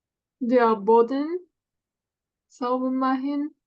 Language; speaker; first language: German; non-native, learner; Spanish